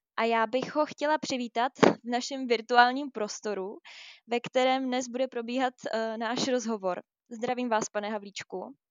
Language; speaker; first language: Czech; native; Czech